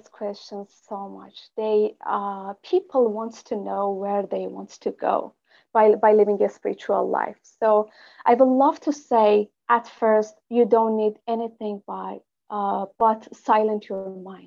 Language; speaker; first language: English; non-native, fluent; Persian